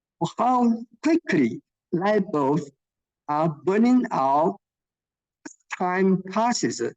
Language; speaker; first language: English; non-native, fluent; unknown